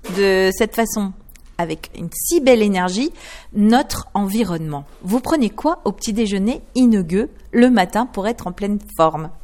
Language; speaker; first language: French; native; French